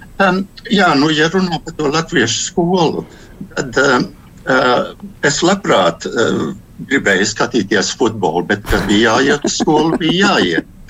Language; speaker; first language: Latvian; early bilingual, heritage; Latvian